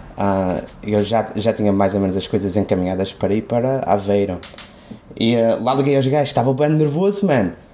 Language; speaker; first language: Portuguese; native; Portuguese